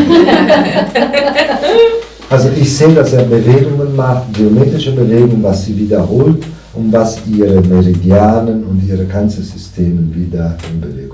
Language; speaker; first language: German; non-native, fluent; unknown